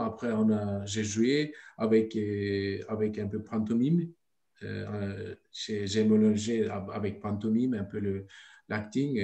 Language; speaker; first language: French; non-native, learner; Turkish